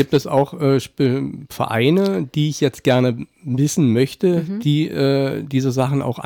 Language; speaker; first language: German; native; German